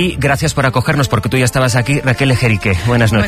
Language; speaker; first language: Spanish; native; Spanish